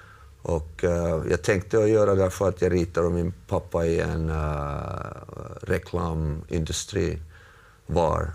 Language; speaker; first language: Swedish; non-native, local second language; Finnish